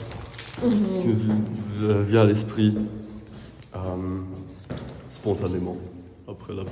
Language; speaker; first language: French; non-native, fluent; German